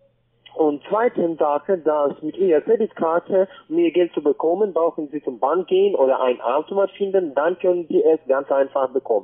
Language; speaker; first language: German; non-native, learner; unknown